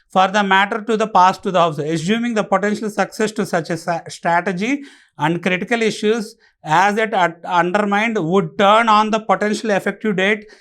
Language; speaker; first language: English; non-native, local second language; Telugu